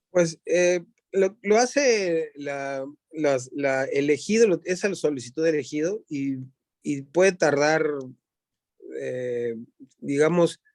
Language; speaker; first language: Spanish; native; Spanish